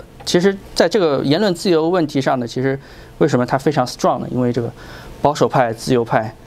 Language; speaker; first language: Chinese; native; Chinese